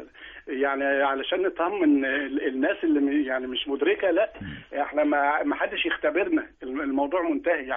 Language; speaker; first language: Arabic; native; Arabic